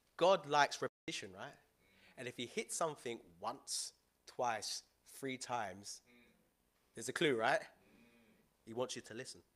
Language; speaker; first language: English; native; English